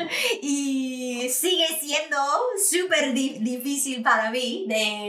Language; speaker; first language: Spanish; non-native, fluent; English